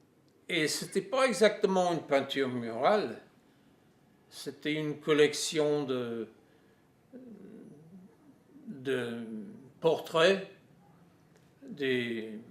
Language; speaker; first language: French; non-native, fluent; English